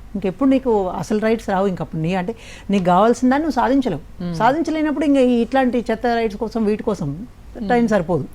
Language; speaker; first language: Telugu; native; Telugu